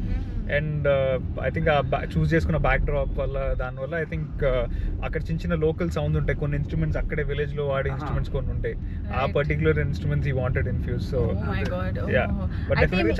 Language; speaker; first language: Telugu; native; Telugu